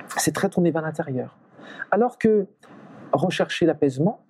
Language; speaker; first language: French; native; French